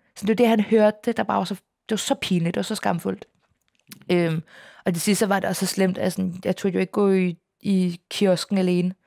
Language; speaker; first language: Danish; native; Danish